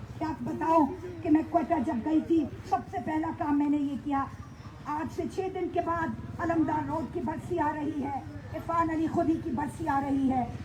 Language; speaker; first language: Urdu; native; Urdu